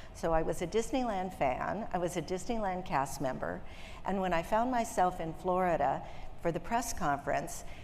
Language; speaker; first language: English; native; English